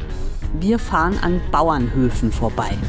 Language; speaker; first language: German; native; German